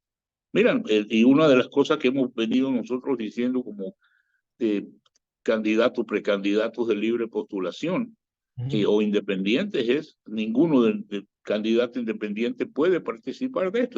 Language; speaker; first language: Spanish; native; Spanish